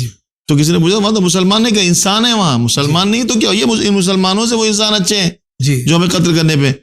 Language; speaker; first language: Urdu; native; Urdu